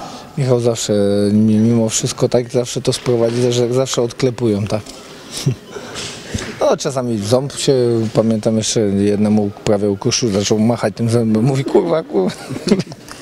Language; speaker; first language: Polish; native; Polish